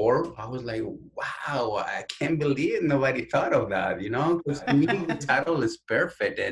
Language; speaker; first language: English; non-native, fluent; Spanish